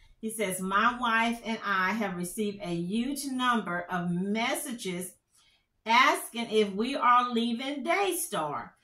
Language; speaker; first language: English; native; English